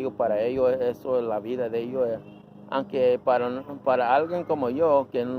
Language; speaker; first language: Spanish; early bilingual, heritage; Spanish